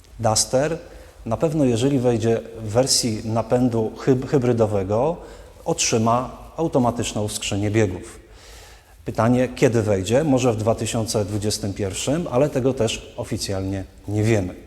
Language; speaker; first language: Polish; native; Polish